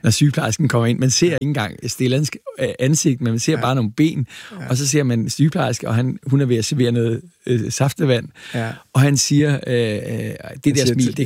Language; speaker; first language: Danish; native; Danish